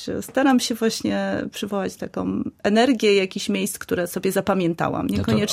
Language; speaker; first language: Polish; native; Polish